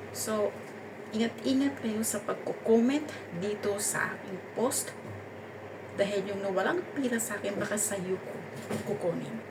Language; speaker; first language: Filipino; non-native, local second language; Cebuano